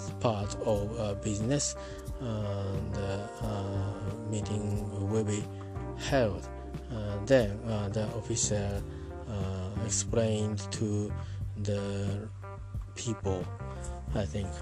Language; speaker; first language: English; non-native, learner; Japanese